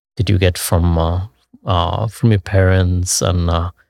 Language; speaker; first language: English; non-native, fluent; German